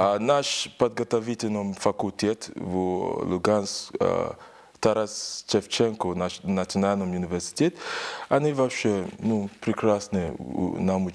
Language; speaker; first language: Russian; non-native, learner; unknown